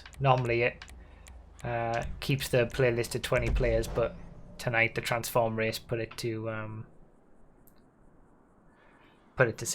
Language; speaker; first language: English; native; English